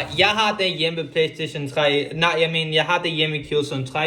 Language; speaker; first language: Danish; non-native, local second language; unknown